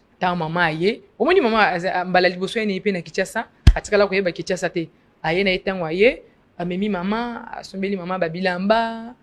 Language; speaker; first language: Lingala; non-native, local second language; Luba-Lulua